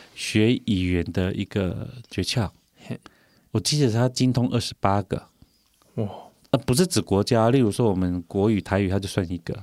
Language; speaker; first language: Chinese; native; Chinese